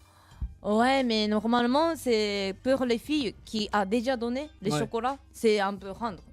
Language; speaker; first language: French; non-native, fluent; Japanese